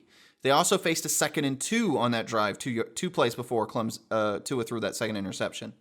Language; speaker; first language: English; native; English